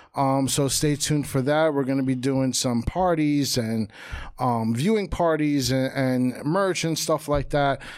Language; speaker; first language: English; native; English